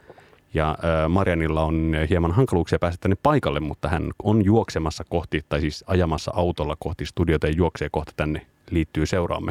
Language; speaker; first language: Finnish; native; Finnish